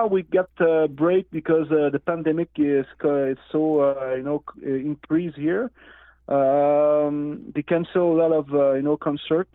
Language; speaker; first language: English; non-native, learner; Innu-aimun